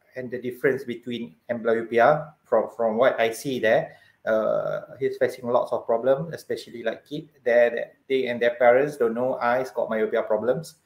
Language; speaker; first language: English; non-native, local second language; Malay